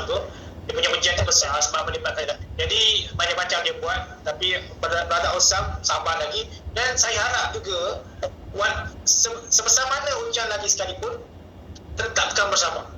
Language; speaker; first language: Malay; native; Malay